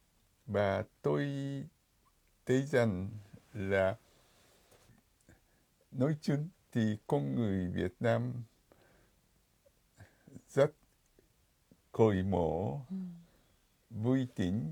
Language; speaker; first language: Vietnamese; non-native, fluent; Japanese